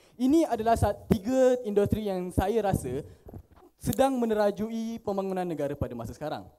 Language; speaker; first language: Malay; native; Malay